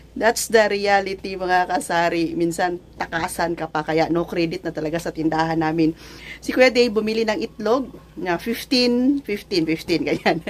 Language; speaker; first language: Filipino; non-native, local second language; Cebuano